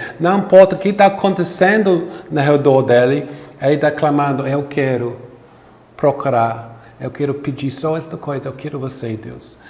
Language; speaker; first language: Portuguese; non-native, fluent; English